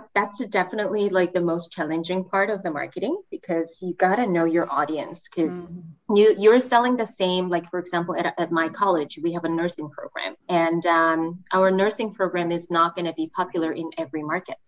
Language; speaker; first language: English; non-native, fluent; Korean